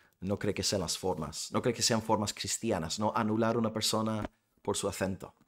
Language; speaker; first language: Spanish; non-native, fluent; English